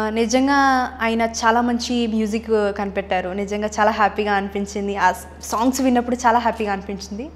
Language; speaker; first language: Telugu; early bilingual, other home language; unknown